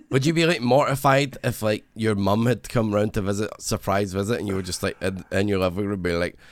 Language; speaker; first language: English; native; English